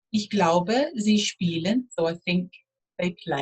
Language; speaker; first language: German; non-native, fluent; English